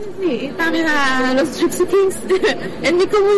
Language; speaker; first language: Spanish; non-native, learner; French